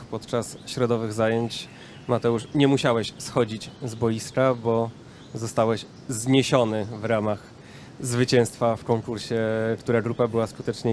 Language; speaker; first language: Polish; native; Polish